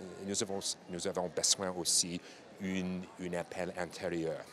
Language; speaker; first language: French; non-native, learner; English